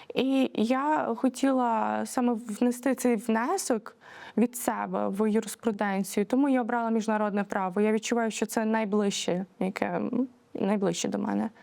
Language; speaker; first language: Ukrainian; native; Ukrainian